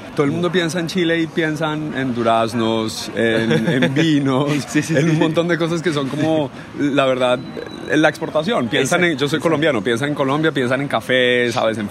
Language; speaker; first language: Spanish; native; Spanish